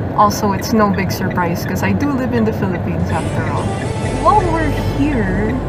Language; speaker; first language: English; native; English